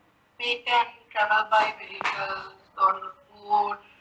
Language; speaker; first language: English; non-native, learner; Sinhala